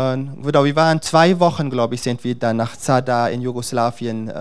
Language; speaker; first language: German; non-native, fluent; Dutch